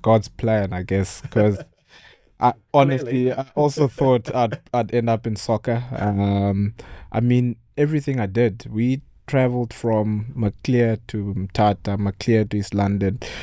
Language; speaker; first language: English; non-native, local second language; Xhosa